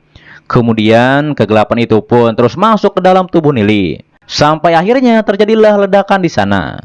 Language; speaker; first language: Indonesian; native; Indonesian